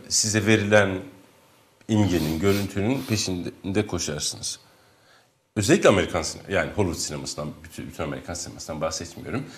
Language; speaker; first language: Turkish; non-native, local second language; Kurdish